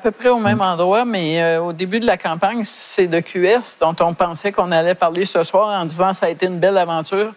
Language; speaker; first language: French; native; French